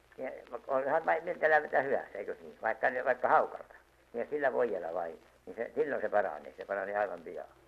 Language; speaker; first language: Finnish; native; Finnish